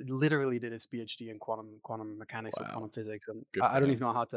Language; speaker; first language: English; non-native, fluent; Dutch